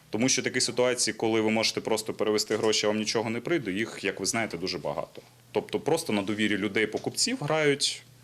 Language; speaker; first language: Ukrainian; native; Ukrainian